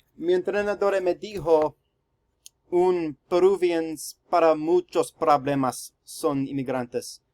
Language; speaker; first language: Spanish; non-native, learner; English